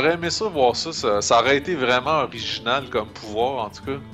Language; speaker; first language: French; native; French